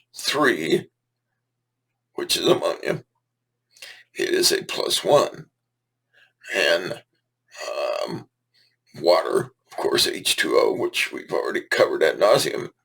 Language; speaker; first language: English; native; English